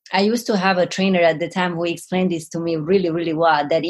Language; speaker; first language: English; non-native, fluent; Hungarian